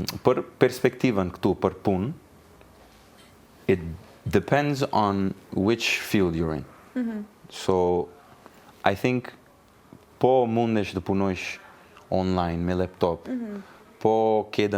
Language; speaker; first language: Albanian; non-native, learner; Turkish